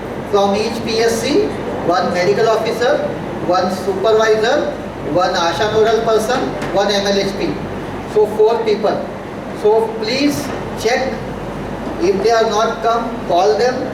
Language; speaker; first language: English; non-native, local second language; Telugu